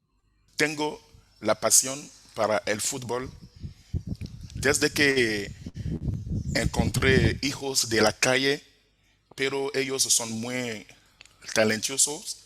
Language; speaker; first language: Spanish; non-native, fluent; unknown